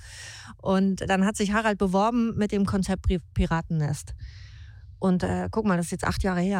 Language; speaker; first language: German; native; German